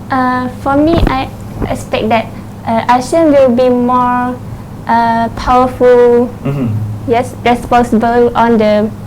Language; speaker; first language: English; non-native, learner; Thai